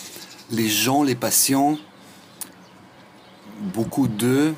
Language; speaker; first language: French; non-native, fluent; Russian